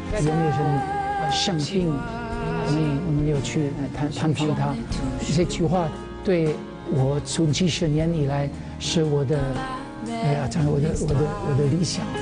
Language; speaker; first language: Chinese; non-native, fluent; French